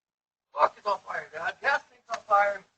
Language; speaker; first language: English; native; English